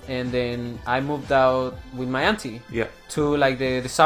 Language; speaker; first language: English; non-native, fluent; Spanish